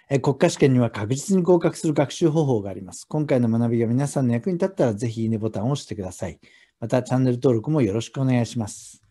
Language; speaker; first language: Japanese; native; Japanese